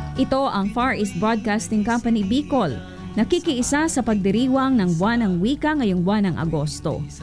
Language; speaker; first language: Filipino; non-native, local second language; Bikol